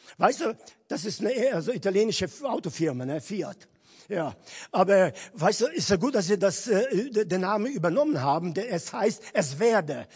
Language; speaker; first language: German; non-native, fluent; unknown